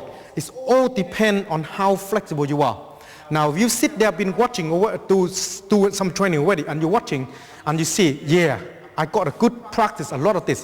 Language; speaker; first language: English; non-native, fluent; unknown